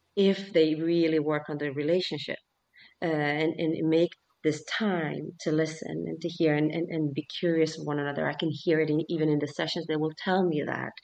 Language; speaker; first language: English; early bilingual, other home language; Swedish